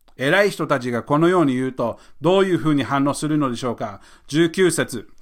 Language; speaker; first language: Japanese; non-native, fluent; English